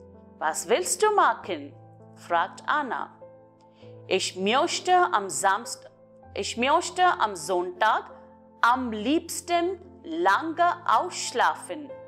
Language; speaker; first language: German; non-native, fluent; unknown